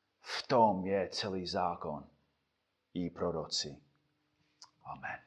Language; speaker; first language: Czech; non-native, fluent; English